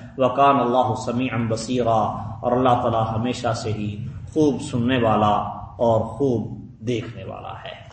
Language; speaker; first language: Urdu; non-native, local second language; Punjabi